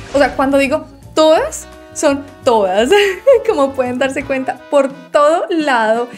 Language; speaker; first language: Spanish; native; Spanish